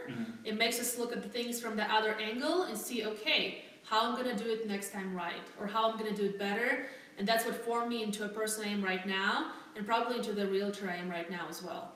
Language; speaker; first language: English; non-native, fluent; Russian